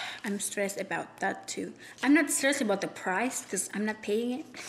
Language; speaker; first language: English; non-native, fluent; Indonesian